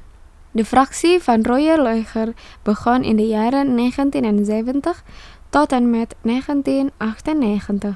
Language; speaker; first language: Dutch; non-native, learner; Indonesian